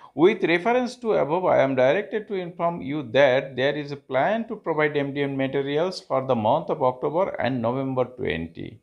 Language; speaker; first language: English; non-native, local second language; Bangla